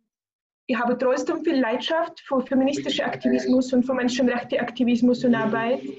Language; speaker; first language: German; non-native, fluent; Russian